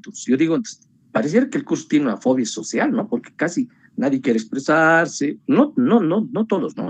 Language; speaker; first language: Spanish; native; Spanish